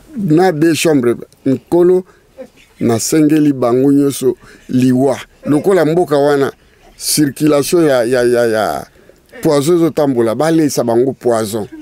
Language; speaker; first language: Lingala; native; Lingala